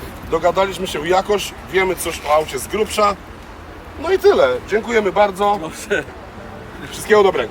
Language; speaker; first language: Polish; native; Polish